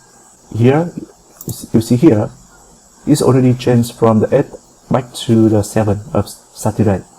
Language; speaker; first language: English; non-native, fluent; Vietnamese